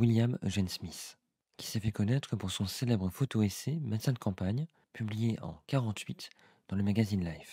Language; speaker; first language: French; native; French